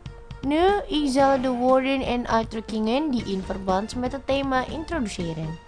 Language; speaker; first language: Dutch; non-native, learner; Indonesian